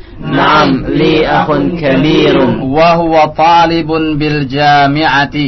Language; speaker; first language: Arabic; non-native, fluent; Indonesian